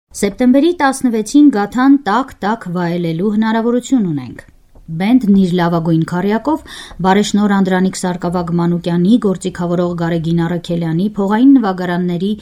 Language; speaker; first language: Armenian; native; Armenian